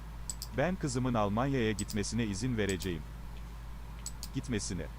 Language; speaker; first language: Turkish; non-native, learner; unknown